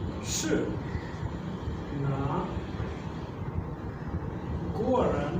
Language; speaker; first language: Chinese; non-native, learner; Urdu